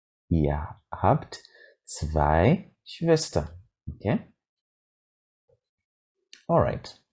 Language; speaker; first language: German; non-native, fluent; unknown